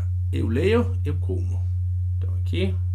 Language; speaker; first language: Portuguese; non-native, fluent; German